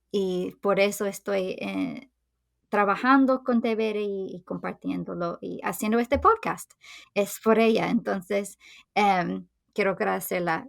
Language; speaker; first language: Spanish; non-native, fluent; English